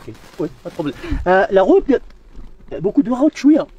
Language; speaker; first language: French; non-native, learner; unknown